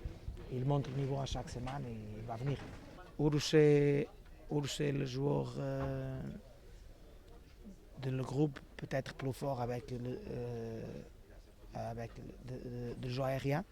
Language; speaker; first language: French; non-native, fluent; Portuguese